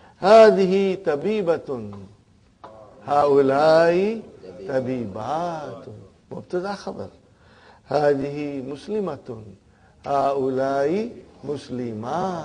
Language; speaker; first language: Arabic; non-native, fluent; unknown